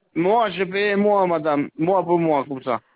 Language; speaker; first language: French; non-native, learner; Albanian